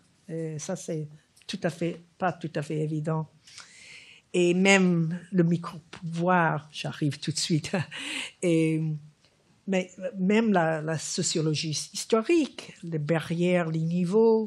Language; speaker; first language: French; non-native, fluent; English